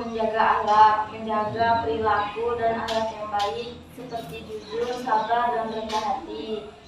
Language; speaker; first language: Indonesian; native; Indonesian